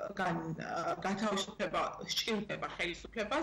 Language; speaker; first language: Georgian; native; Georgian